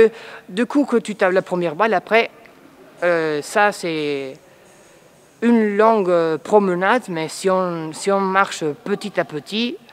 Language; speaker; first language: French; non-native, fluent; Spanish